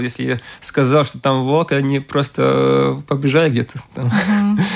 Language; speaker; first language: Russian; non-native, local second language; Latvian